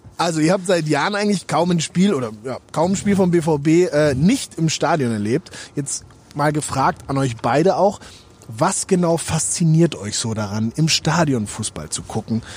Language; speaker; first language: German; native; German